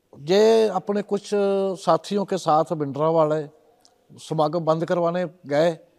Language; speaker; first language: Hindi; non-native, local second language; Punjabi